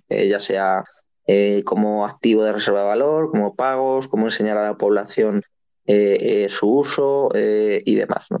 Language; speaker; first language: Spanish; native; Spanish